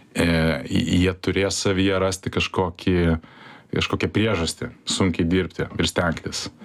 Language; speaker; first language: Lithuanian; early bilingual, heritage; Lithuanian